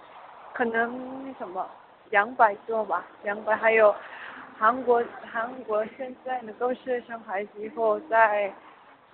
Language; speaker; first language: Chinese; non-native, learner; Korean